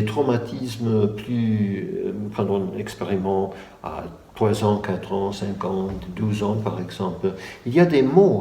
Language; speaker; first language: French; non-native, fluent; English